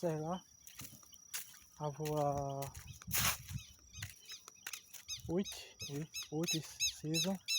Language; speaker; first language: French; non-native, learner; Portuguese